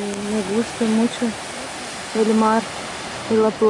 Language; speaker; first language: Spanish; non-native, learner; Russian